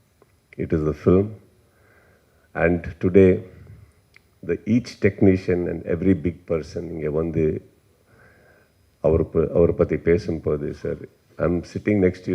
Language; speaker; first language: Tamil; non-native, learner; Kannada